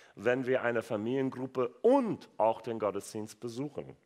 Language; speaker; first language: German; non-native, fluent; English